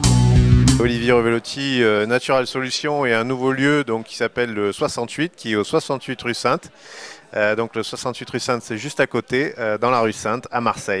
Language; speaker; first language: French; native; French